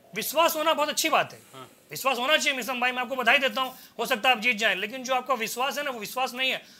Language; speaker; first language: Hindi; native; Hindi